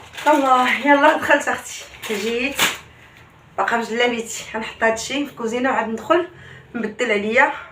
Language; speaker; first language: Arabic; native; Arabic